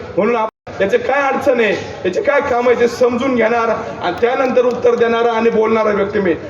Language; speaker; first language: Marathi; native; Marathi